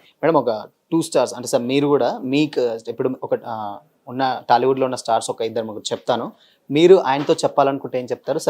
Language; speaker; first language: Telugu; native; Telugu